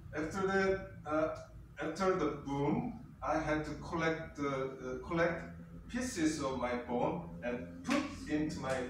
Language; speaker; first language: English; non-native, fluent; Korean